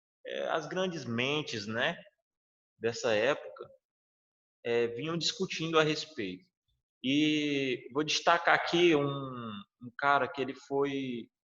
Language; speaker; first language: Portuguese; native; Portuguese